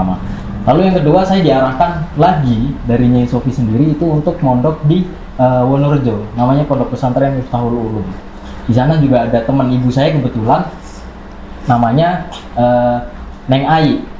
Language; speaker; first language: Indonesian; non-native, local second language; Javanese